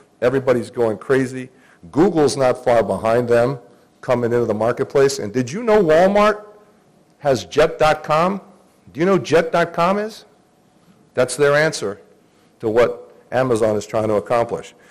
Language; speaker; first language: English; early bilingual, other home language; Greek